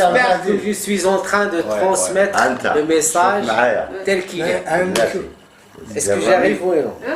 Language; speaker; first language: French; non-native, local second language; Arabic